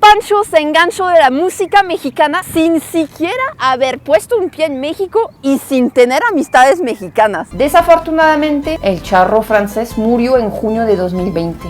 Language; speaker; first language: Spanish; non-native, fluent; French